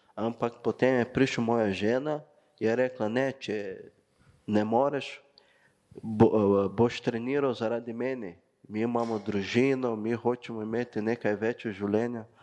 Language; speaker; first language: Slovenian; non-native, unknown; Portuguese